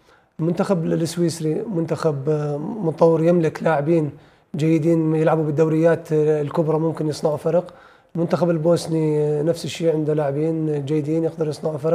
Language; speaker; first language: Arabic; native; Arabic